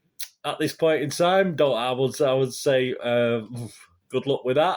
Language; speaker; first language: English; native; English